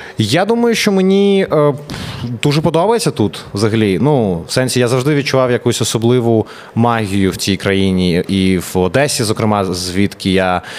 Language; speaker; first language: Ukrainian; non-native, local second language; Russian